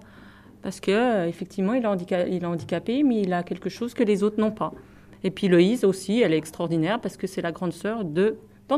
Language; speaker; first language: French; native; French